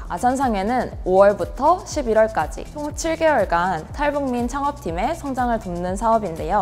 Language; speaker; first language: Korean; native; Korean